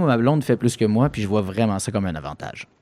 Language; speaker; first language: French; native; French